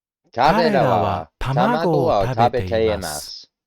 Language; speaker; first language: Japanese; non-native, learner; English